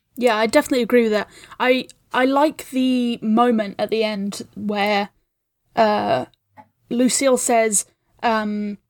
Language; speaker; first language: English; native; English